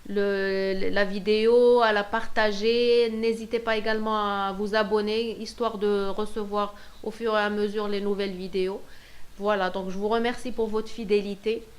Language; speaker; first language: French; non-native, local second language; Arabic